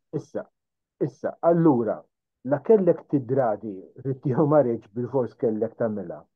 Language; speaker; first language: Maltese; native; Maltese